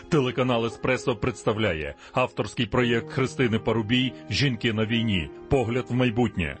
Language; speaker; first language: Ukrainian; native; Ukrainian